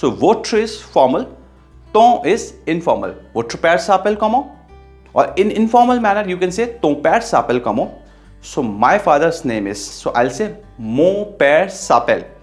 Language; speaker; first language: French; non-native, fluent; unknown